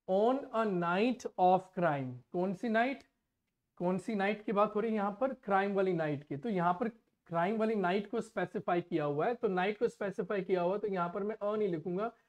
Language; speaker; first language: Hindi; non-native, local second language; Punjabi